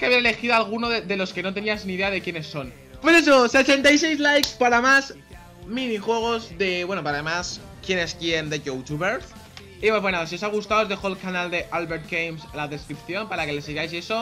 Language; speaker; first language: Spanish; native; Spanish